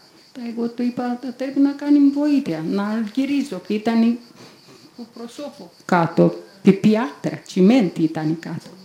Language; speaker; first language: Greek; non-native, learner; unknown